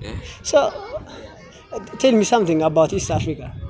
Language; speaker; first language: English; non-native, learner; Tigrinya